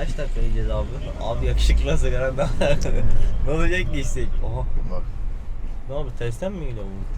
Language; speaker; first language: Turkish; native; Turkish